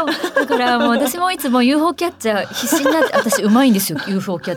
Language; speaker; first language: Japanese; native; Japanese